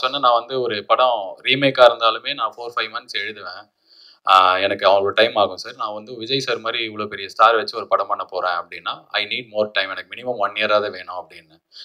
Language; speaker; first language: Tamil; native; Tamil